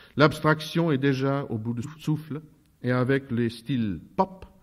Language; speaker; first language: French; non-native, fluent; Russian